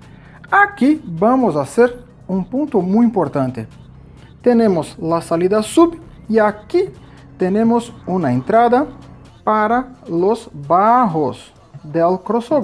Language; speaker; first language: Spanish; non-native, learner; Portuguese